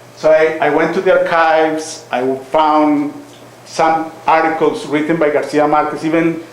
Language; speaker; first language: English; non-native, fluent; Spanish